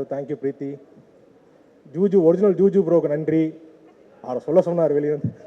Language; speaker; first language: Tamil; native; Tamil